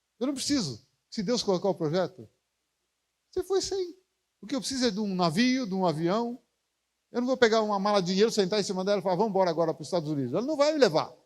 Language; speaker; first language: Portuguese; native; Portuguese